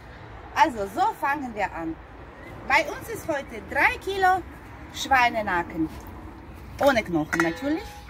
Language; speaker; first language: German; non-native, fluent; Russian